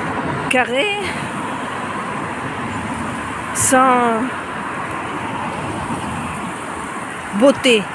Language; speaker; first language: French; non-native, fluent; Russian